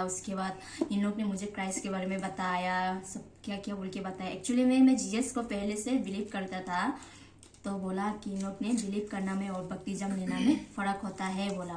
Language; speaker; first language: Hindi; non-native, local second language; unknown